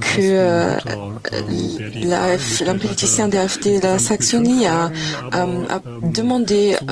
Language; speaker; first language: French; non-native, fluent; German